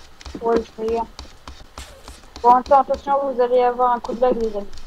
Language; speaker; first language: French; native; French